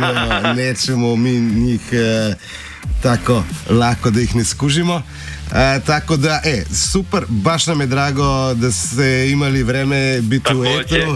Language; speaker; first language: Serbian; non-native, fluent; Slovenian